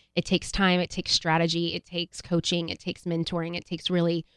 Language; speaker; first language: English; native; English